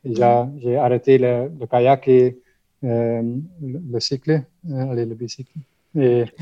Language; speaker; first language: French; non-native, local second language; Dutch